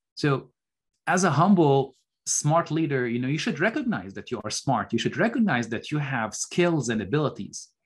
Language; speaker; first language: English; non-native, fluent; Arabic